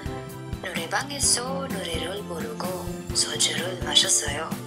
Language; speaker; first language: Korean; non-native, learner; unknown